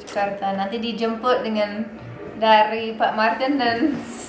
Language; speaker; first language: Indonesian; non-native, fluent; English